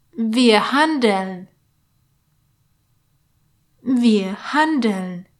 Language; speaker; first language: German; non-native, fluent; Polish